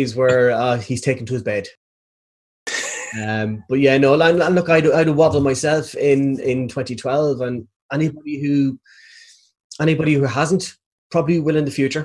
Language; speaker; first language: English; native; English